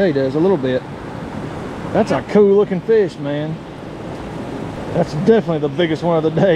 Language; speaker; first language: English; native; English